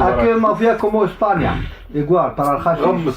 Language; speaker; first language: Spanish; non-native, learner; Arabic